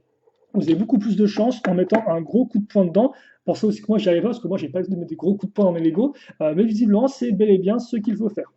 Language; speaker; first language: French; native; French